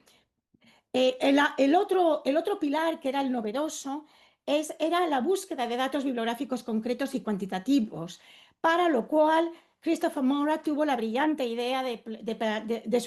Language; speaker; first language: Spanish; native; Spanish